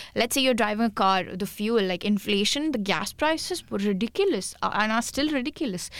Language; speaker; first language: English; non-native, local second language; Hindi